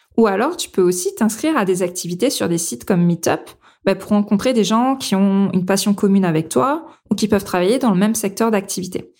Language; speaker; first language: French; native; French